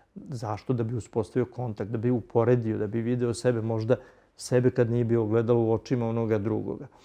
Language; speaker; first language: Serbian; native; Serbian